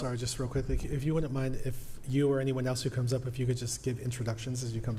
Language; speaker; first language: English; native; English